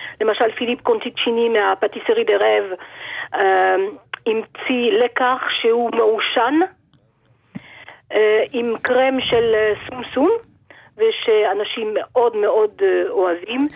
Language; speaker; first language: Hebrew; non-native, fluent; French